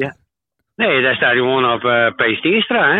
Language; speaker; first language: Dutch; native; Dutch